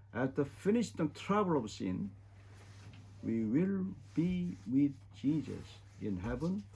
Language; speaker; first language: English; non-native, fluent; Korean